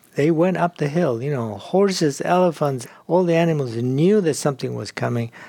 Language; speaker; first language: English; non-native, fluent; Spanish